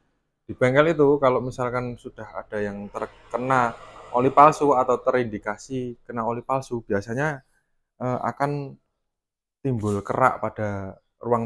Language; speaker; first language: Indonesian; native; Indonesian